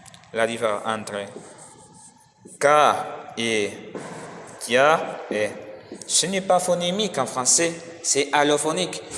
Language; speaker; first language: French; non-native, learner; Spanish